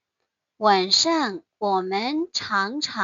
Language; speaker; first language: Chinese; non-native, fluent; Burmese